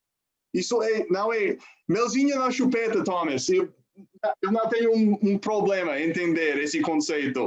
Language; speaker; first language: Portuguese; non-native, fluent; English